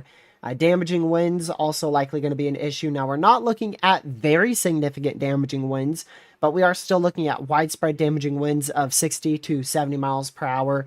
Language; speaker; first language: English; native; English